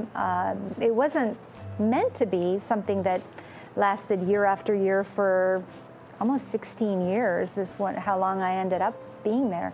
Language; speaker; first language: English; non-native, fluent; Romanian